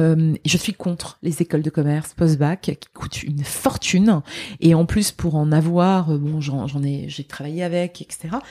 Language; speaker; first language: French; native; French